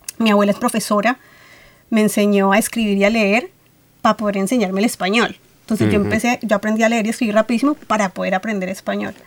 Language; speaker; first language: Spanish; early bilingual, other home language; Russian